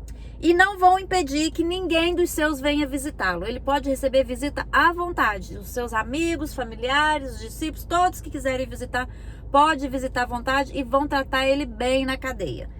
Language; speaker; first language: Portuguese; native; Portuguese